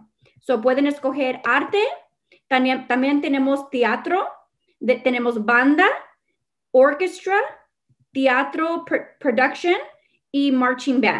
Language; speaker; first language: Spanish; early bilingual, other home language; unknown